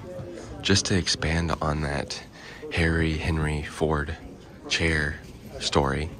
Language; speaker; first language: English; native; English